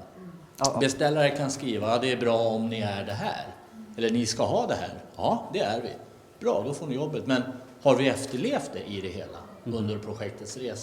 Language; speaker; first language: Swedish; native; Swedish